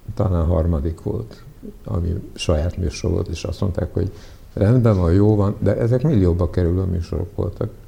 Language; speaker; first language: Hungarian; early bilingual, other home language; Serbian